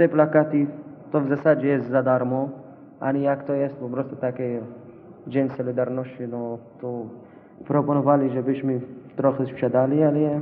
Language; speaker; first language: Polish; non-native, learner; Arabic